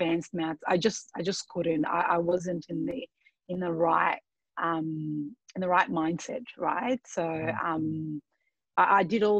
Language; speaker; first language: English; early bilingual, other home language; Arabic